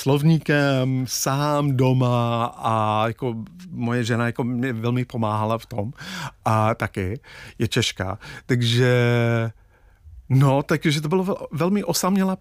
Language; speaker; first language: Czech; non-native, fluent; English